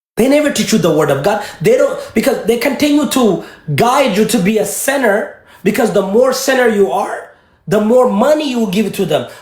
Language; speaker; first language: English; early bilingual, other home language; Amharic